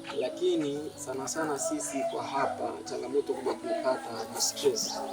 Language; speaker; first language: Swahili; native; Swahili